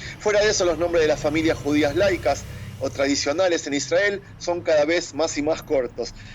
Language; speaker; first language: Spanish; native; Spanish